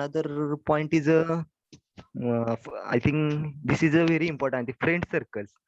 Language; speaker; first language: English; non-native, learner; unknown